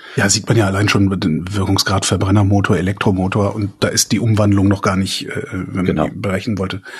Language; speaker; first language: German; native; German